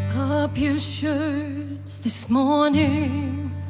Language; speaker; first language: English; native; English